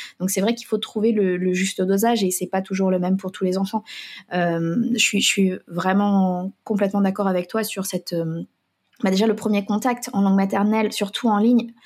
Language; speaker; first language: French; native; French